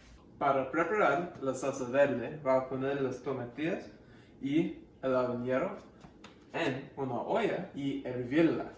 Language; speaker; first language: Spanish; non-native, learner; English